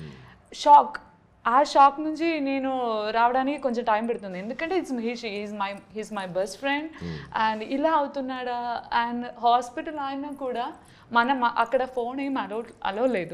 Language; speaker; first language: Telugu; non-native, learner; Malayalam